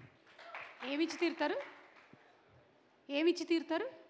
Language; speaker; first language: Telugu; native; Telugu